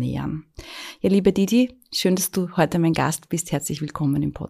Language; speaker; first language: German; native; German